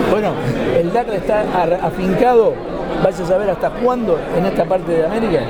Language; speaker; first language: Spanish; native; Spanish